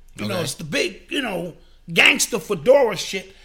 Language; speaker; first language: English; native; English